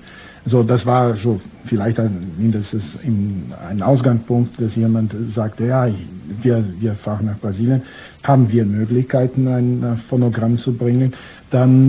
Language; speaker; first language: German; non-native, fluent; Portuguese